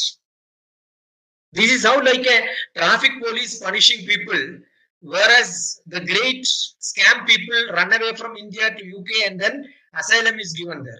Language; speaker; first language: English; non-native, local second language; Malayalam